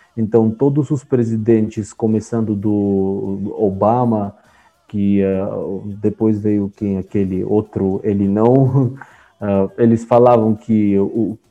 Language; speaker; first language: Portuguese; non-native, fluent; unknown